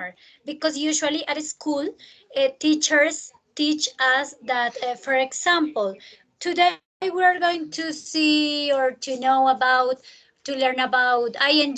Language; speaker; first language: English; non-native, fluent; Spanish